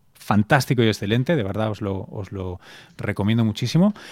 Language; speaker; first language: Spanish; native; Spanish